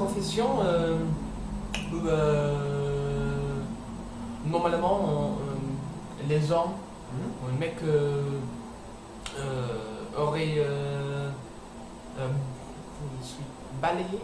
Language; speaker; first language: French; non-native, learner; English